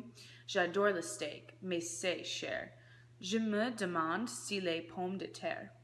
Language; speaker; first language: French; non-native, learner; English